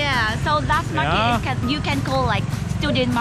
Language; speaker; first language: English; non-native, learner; Vietnamese